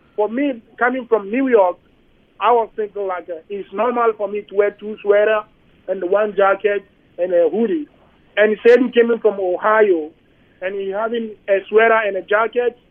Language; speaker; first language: English; non-native, local second language; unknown